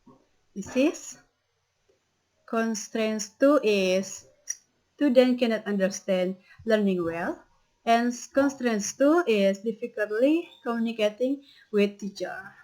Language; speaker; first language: English; non-native, learner; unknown